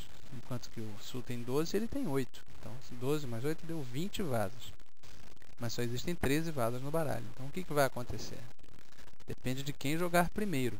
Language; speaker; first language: Portuguese; native; Portuguese